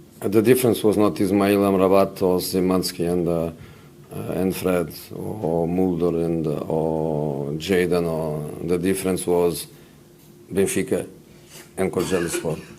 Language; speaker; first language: English; non-native, fluent; Portuguese